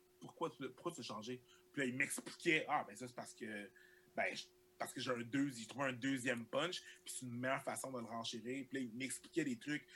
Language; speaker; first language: French; early bilingual, other home language; Haitian Creole